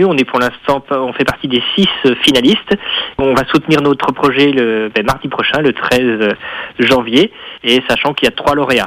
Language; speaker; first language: French; native; French